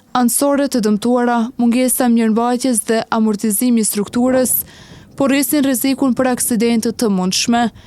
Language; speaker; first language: Albanian; native; Albanian